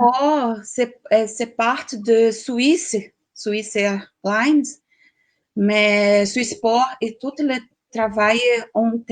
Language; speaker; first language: French; non-native, learner; Portuguese